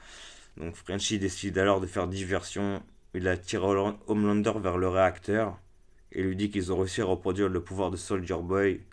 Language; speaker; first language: French; native; French